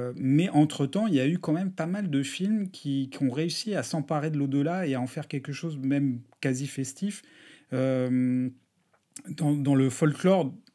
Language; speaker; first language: French; native; French